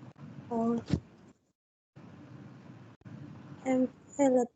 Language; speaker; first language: German; non-native, learner; Indonesian